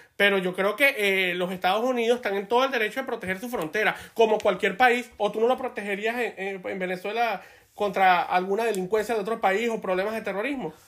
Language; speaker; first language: Spanish; native; Spanish